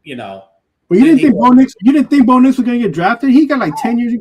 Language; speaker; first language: English; native; English